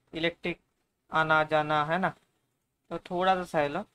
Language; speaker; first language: Hindi; non-native, local second language; Bangla